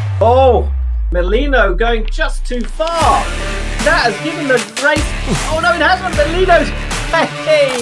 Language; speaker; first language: English; native; English